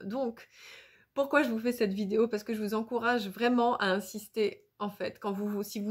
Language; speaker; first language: French; native; French